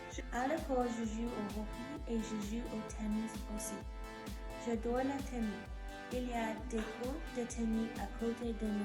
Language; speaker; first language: French; non-native, learner; English